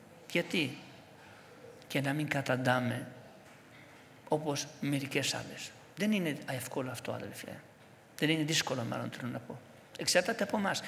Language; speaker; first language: Greek; non-native, fluent; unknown